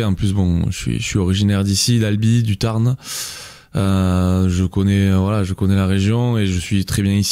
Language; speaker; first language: French; native; French